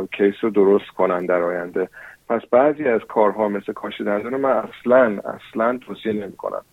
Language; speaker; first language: Persian; early bilingual, heritage; Persian